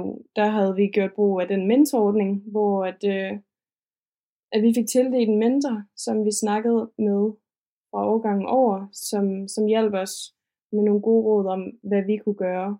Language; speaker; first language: Danish; native; Danish